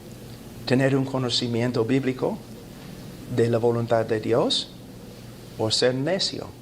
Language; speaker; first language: Spanish; non-native, fluent; English